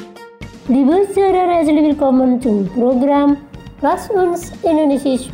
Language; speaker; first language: German; non-native, fluent; Indonesian